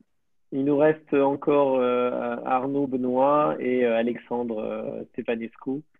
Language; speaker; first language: French; native; French